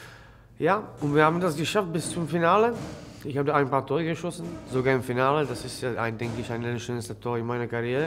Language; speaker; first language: German; non-native, learner; Czech